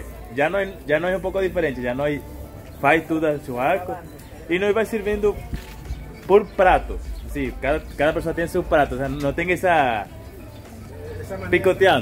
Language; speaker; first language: Portuguese; non-native, fluent; Spanish